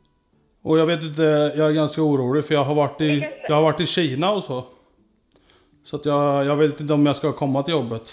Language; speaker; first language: Swedish; native; Swedish